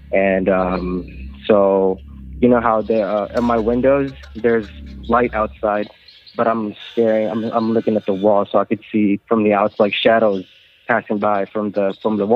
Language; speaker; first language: English; non-native, local second language; Filipino